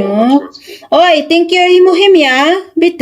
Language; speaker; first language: German; non-native, learner; Filipino